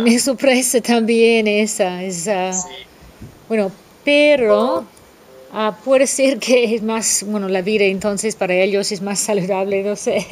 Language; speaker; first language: Spanish; non-native, fluent; English